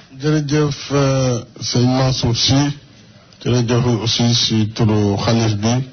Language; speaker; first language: Wolof; native; Wolof